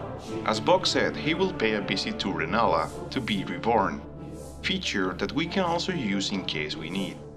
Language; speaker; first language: English; non-native, fluent; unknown